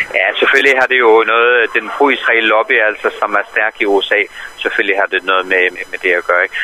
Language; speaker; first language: Danish; non-native, fluent; Arabic